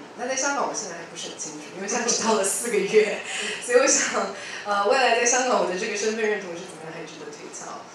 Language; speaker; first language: Chinese; native; Chinese